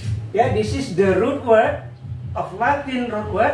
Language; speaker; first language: English; non-native, fluent; Indonesian